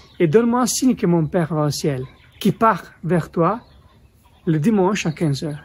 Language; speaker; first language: French; non-native, fluent; Italian